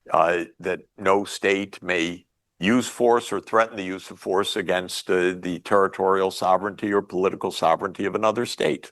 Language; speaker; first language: English; native; English